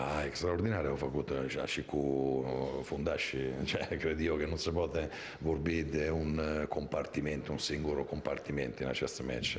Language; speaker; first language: Romanian; non-native, fluent; Italian